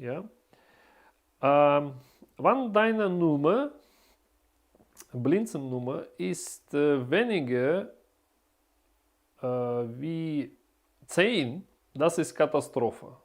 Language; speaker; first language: German; non-native, learner; Russian